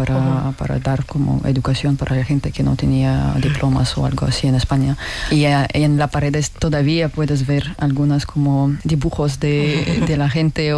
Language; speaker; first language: Spanish; non-native, fluent; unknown